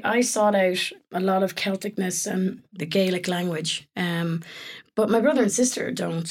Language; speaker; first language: English; native; English